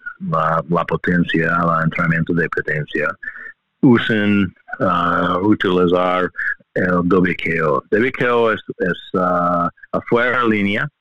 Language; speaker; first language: Spanish; non-native, learner; English